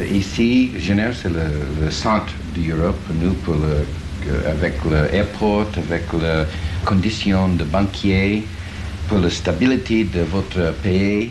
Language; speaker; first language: French; non-native, learner; English